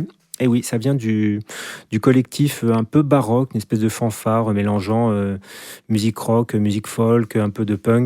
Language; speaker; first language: French; native; French